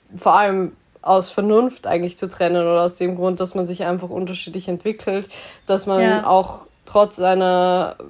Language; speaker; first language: German; native; German